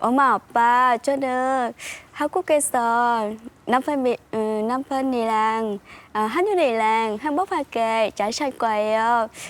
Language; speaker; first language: Korean; non-native, learner; Vietnamese